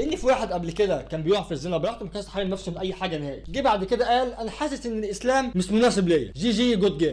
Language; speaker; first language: Arabic; native; Arabic